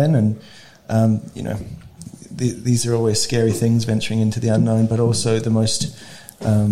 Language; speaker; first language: English; native; English